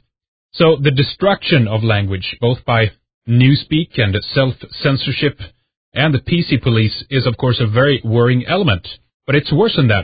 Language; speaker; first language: English; non-native, fluent; Swedish